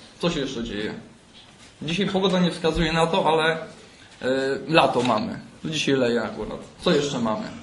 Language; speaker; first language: Polish; native; Polish